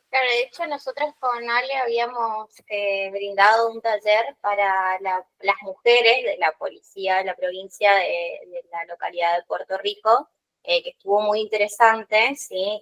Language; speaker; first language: Spanish; native; Spanish